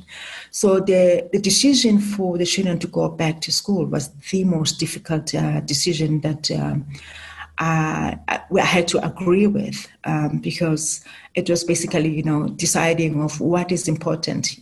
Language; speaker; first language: English; non-native, local second language; Southern Sotho